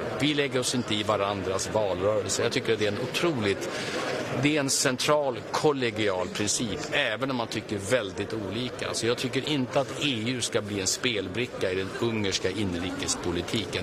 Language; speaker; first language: Swedish; native; Swedish